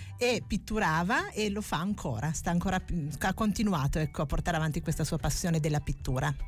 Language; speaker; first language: Italian; native; Italian